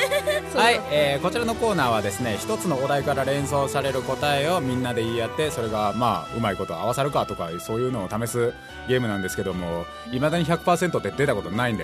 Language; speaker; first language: Japanese; native; Japanese